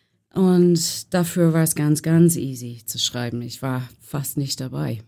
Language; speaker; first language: German; non-native, learner; English